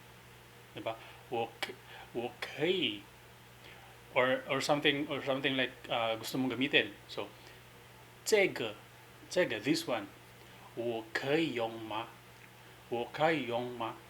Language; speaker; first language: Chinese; non-native, fluent; Filipino